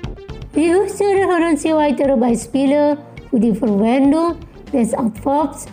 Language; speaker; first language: German; non-native, learner; Indonesian